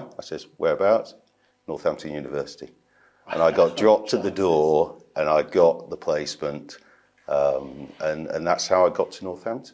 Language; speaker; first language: English; native; English